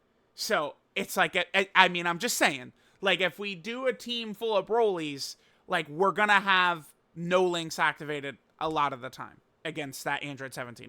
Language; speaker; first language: English; native; English